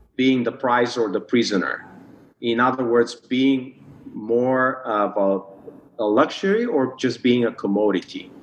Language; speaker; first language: English; non-native, fluent; Bulgarian